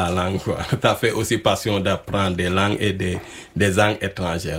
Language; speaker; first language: French; non-native, local second language; Wolof